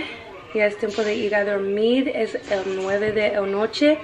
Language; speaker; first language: Spanish; early bilingual, heritage; Spanish